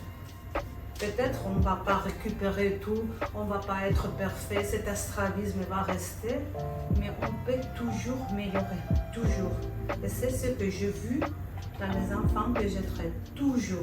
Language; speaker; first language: French; non-native, fluent; Spanish